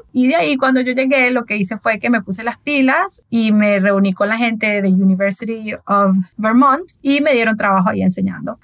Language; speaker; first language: Spanish; native; Spanish